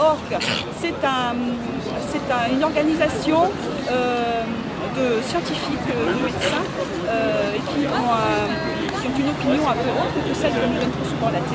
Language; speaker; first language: French; native; French